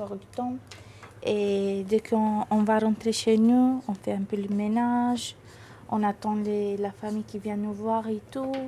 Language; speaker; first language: French; non-native, fluent; Romanian